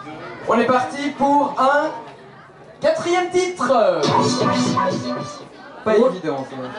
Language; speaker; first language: French; native; French